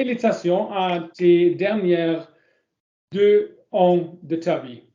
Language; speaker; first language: French; non-native, learner; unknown